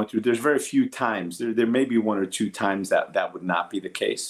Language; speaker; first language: English; early bilingual, other home language; Portuguese